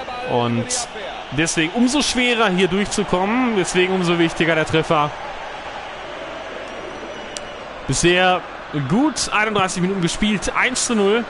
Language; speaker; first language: German; native; German